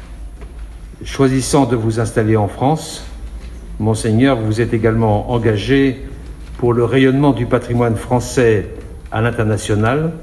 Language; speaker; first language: French; native; French